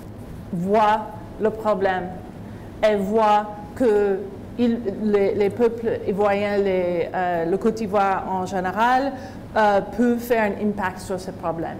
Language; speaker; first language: French; non-native, fluent; English